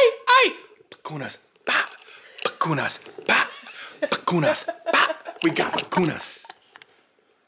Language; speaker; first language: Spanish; non-native, learner; English